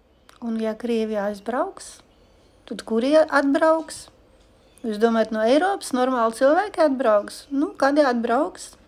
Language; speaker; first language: Latvian; non-native, local second language; Russian